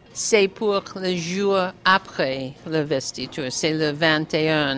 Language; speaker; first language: French; non-native, learner; English